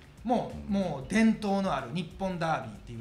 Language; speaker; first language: Japanese; native; Japanese